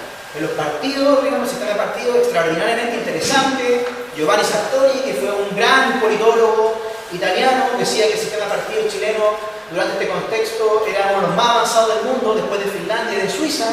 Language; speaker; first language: Spanish; native; Spanish